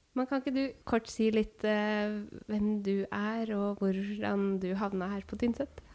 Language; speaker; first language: Norwegian; native; Norwegian